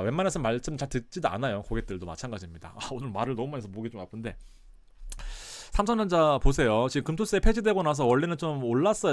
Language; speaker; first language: Korean; native; Korean